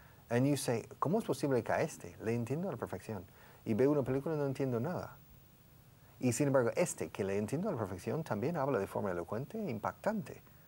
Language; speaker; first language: Spanish; non-native, fluent; English